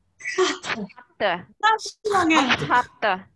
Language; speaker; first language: Dutch; non-native, learner; Indonesian